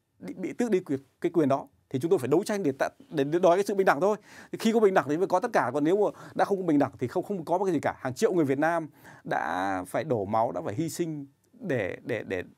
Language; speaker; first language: Vietnamese; native; Vietnamese